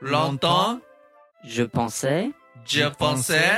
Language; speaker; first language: French; non-native, learner; Japanese